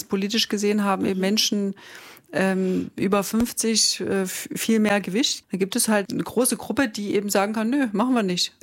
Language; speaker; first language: German; native; German